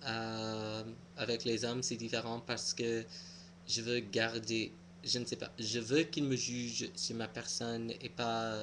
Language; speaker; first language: French; non-native, fluent; English